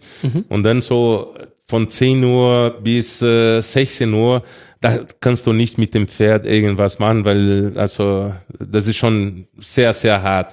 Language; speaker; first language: German; non-native, fluent; Portuguese